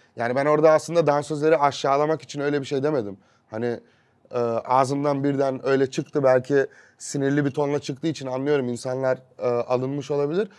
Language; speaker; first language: Turkish; early bilingual, heritage; Turkish